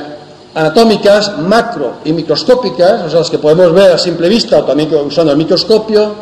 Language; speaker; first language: Spanish; native; Spanish